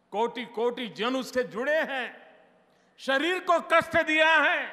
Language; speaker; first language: Hindi; non-native, local second language; Gujarati